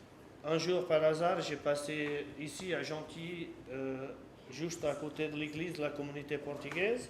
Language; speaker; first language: French; non-native, fluent; Portuguese